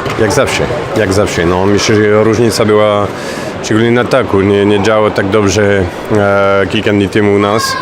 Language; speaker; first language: Polish; non-native, learner; French